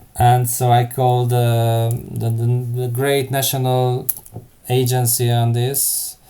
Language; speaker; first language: English; non-native, fluent; Hungarian